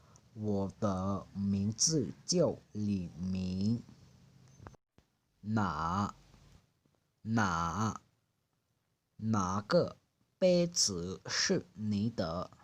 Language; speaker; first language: Chinese; non-native, fluent; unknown